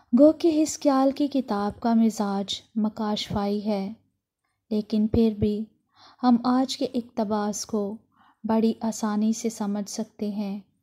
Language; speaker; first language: Urdu; non-native, local second language; Punjabi